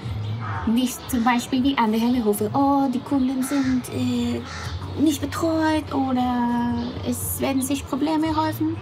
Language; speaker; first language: German; non-native, fluent; Spanish